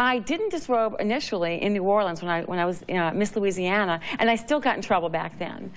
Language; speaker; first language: English; native; English